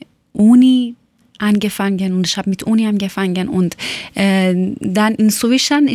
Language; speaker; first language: German; non-native, learner; Persian